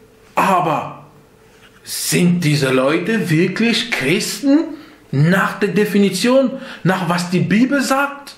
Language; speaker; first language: German; non-native, fluent; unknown